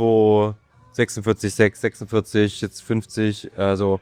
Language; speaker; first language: German; native; German